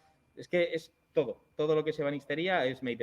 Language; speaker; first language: Spanish; native; Spanish